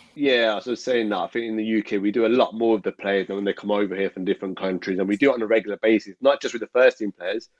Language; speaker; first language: English; native; English